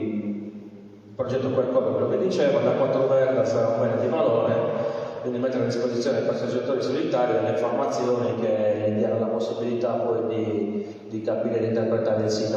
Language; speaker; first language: Italian; native; Italian